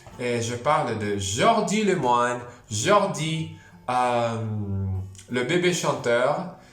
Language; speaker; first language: French; non-native, fluent; Spanish